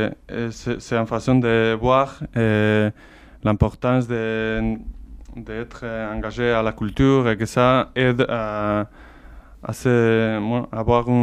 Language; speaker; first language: French; non-native, fluent; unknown